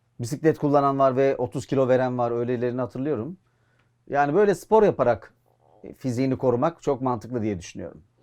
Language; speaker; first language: Turkish; native; Turkish